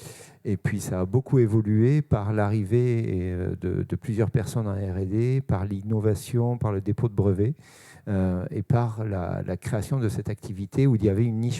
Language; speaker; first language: French; native; French